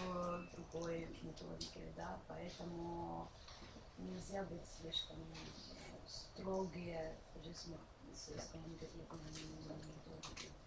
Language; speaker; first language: Russian; non-native, fluent; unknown